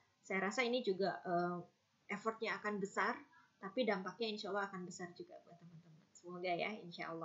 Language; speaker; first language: Indonesian; native; Indonesian